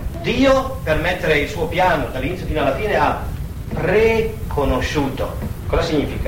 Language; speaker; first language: Italian; native; Italian